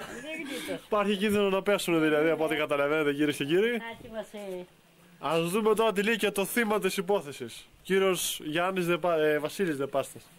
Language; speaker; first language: Greek; native; Greek